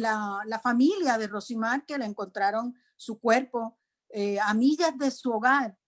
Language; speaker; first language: Spanish; native; Spanish